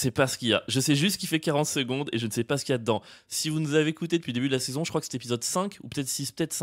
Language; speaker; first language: French; native; French